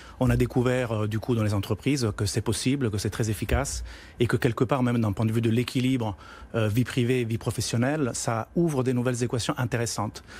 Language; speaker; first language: French; non-native, fluent; Italian